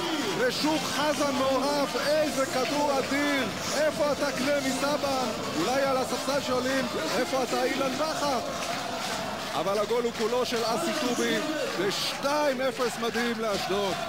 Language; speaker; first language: Hebrew; native; Hebrew